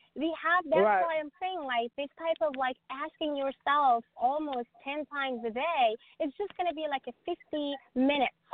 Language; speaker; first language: English; non-native, fluent; Persian